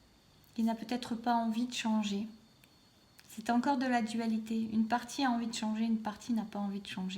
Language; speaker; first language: French; native; French